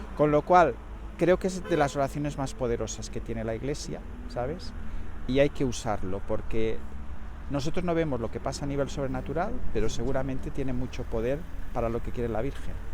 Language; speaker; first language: Spanish; native; Spanish